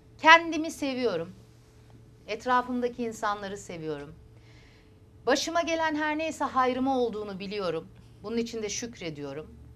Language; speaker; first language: Turkish; early bilingual, heritage; Turkish